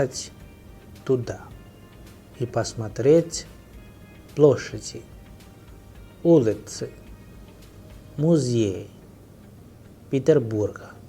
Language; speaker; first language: Russian; non-native, fluent; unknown